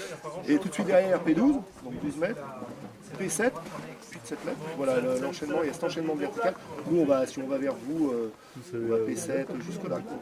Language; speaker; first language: French; native; French